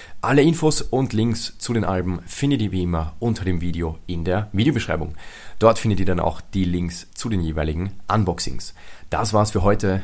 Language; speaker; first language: German; native; German